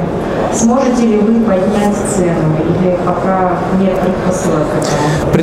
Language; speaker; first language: Russian; native; Russian